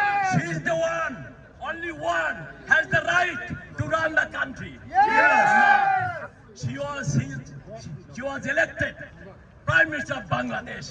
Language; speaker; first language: English; non-native, local second language; Bangla